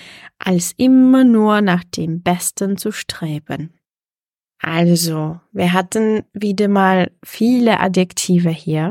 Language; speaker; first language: German; non-native, fluent; Czech